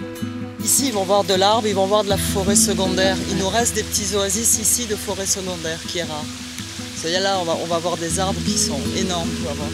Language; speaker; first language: French; native; French